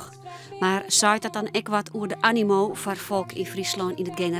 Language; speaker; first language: Dutch; non-native, local second language; Western Frisian